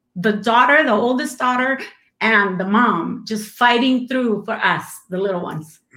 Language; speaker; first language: English; non-native, fluent; Spanish